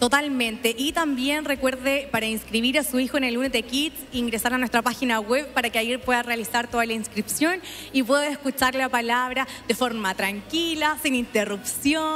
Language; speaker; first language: Spanish; native; Spanish